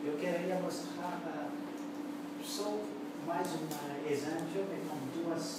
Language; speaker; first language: Portuguese; non-native, learner; French